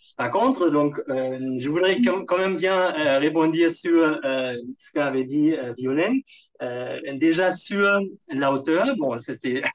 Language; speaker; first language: French; non-native, fluent; German